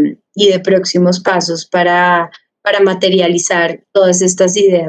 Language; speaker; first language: Spanish; native; Spanish